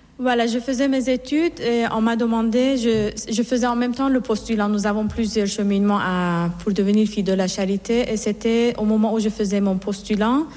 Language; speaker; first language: French; non-native, fluent; Persian